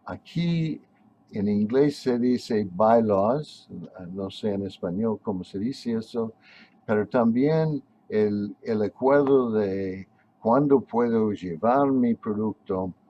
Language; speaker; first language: Spanish; non-native, fluent; English